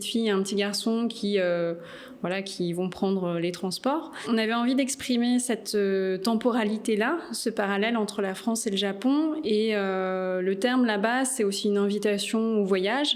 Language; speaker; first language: French; native; French